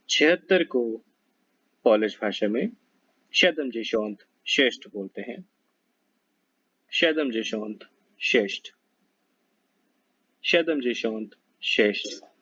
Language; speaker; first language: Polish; non-native, learner; Hindi